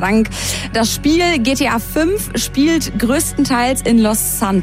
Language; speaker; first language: German; native; German